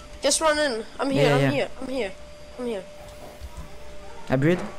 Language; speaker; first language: English; non-native, fluent; Danish